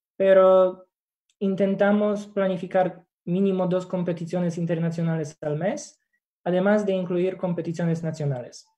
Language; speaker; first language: Spanish; non-native, fluent; Polish